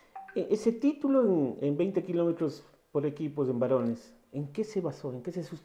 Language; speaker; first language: Spanish; native; Spanish